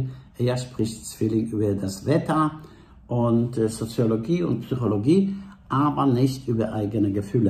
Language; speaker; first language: German; non-native, fluent; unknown